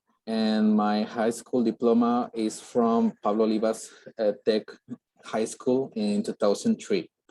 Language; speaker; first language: English; non-native, learner; Spanish